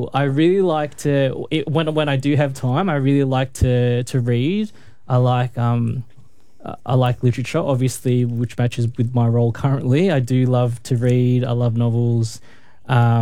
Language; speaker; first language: English; native; English